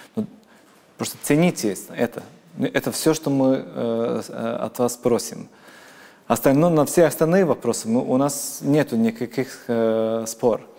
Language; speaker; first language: Russian; non-native, local second language; Latvian